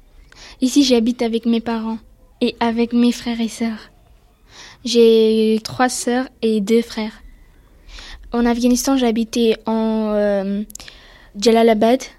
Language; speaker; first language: French; early bilingual, other home language; Pashto